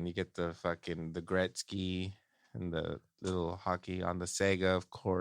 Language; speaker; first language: English; native; English